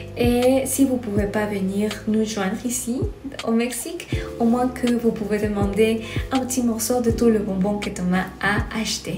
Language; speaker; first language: French; non-native, fluent; Spanish